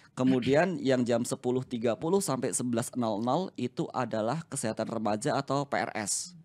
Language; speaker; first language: Indonesian; native; Indonesian